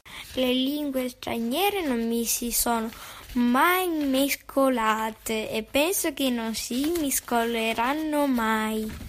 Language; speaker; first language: Italian; early bilingual, other home language; Russian